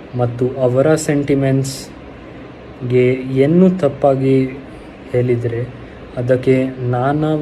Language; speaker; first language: Kannada; non-native, learner; Hindi